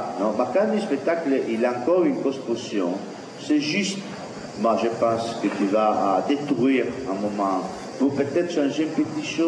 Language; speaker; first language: French; non-native, fluent; Italian